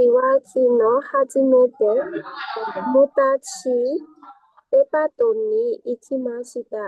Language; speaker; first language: Japanese; non-native, learner; Burmese